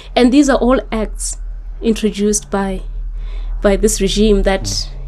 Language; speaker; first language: English; non-native, local second language; Shona